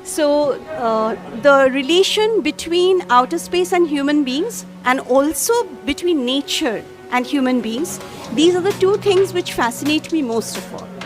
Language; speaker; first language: English; early bilingual, other home language; Bangla